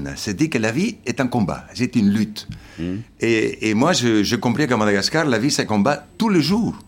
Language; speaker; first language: French; non-native, fluent; Slovenian